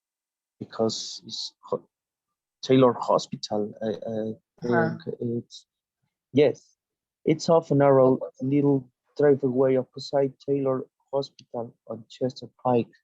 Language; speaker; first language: English; non-native, learner; Spanish